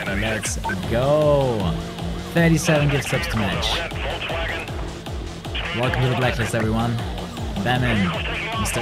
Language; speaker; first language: English; non-native, fluent; German